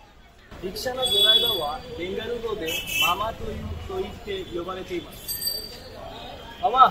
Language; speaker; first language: Japanese; non-native, learner; Bangla